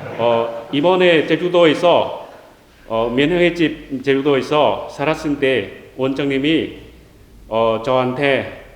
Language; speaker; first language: Korean; non-native, learner; Vietnamese